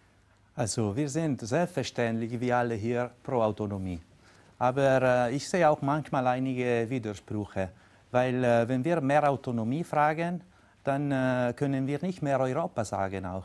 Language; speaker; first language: German; non-native, local second language; Italian